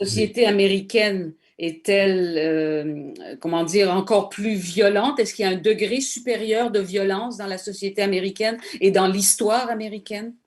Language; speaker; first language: French; native; French